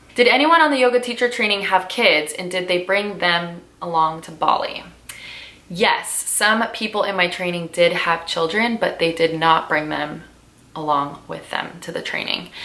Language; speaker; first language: English; native; English